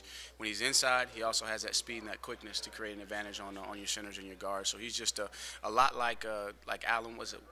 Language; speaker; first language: English; native; English